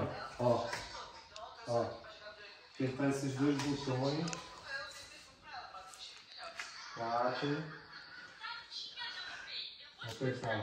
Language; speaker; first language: Portuguese; native; Portuguese